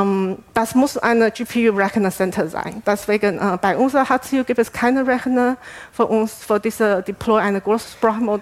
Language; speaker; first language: German; non-native, fluent; Chinese